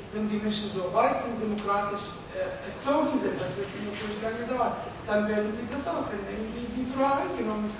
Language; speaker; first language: German; non-native, fluent; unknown